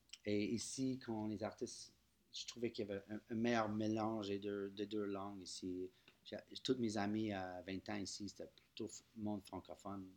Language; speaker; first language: French; non-native, local second language; English